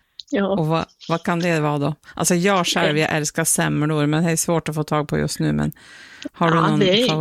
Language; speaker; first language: Swedish; native; Swedish